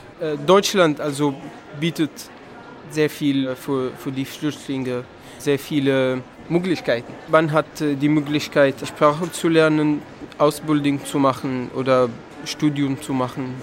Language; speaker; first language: German; non-native, learner; Arabic